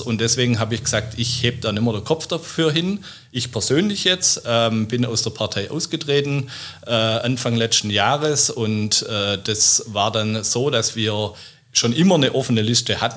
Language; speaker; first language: German; native; German